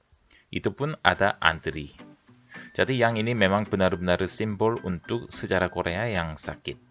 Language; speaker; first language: Indonesian; non-native, fluent; Korean